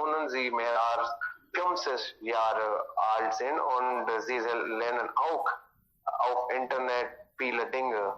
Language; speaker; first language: German; non-native, learner; Hindi